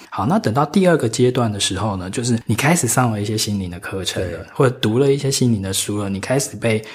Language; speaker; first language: Chinese; native; Chinese